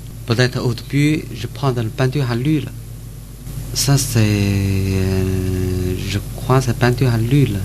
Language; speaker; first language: French; non-native, learner; Chinese